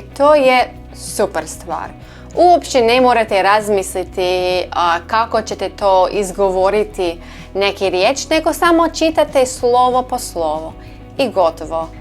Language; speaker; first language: Croatian; non-native, learner; English